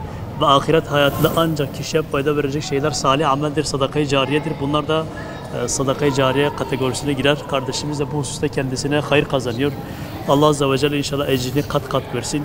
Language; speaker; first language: Turkish; native; Turkish